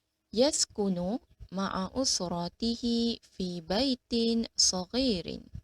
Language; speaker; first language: Arabic; non-native, fluent; Malay